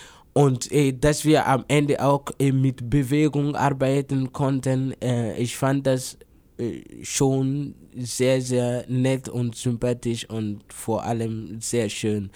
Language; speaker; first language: German; non-native, fluent; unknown